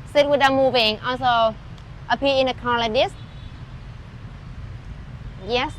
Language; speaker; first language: English; non-native, learner; Vietnamese